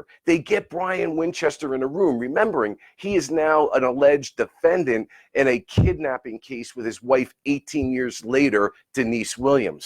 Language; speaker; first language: English; native; English